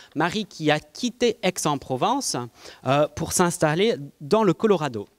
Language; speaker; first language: French; non-native, fluent; English